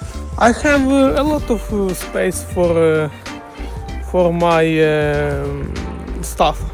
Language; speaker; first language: English; non-native, learner; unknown